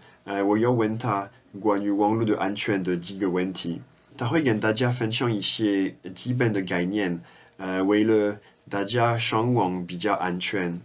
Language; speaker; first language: Chinese; non-native, fluent; French